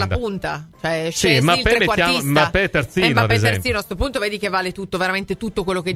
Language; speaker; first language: Italian; native; Italian